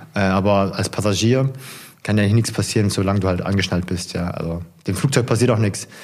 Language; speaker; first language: German; early bilingual, other home language; Korean